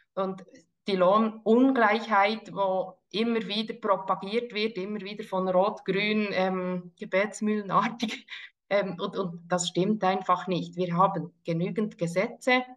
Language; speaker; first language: German; native; German